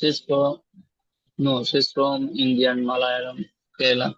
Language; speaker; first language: English; non-native, learner; Bangla